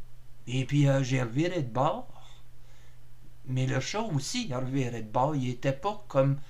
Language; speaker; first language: French; native; French